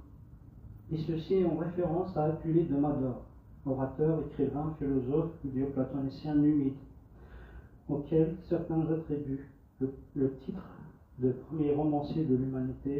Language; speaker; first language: French; non-native, local second language; Kabyle